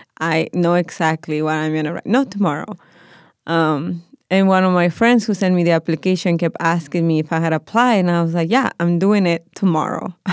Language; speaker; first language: English; non-native, fluent; Spanish